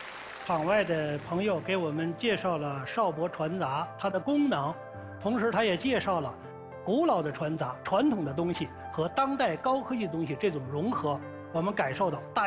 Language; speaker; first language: Chinese; native; Chinese